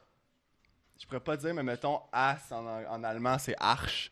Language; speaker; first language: French; native; French